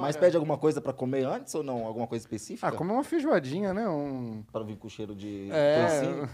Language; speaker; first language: Portuguese; native; Portuguese